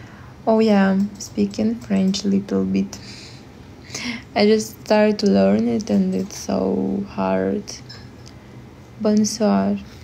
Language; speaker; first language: English; non-native, learner; Ukrainian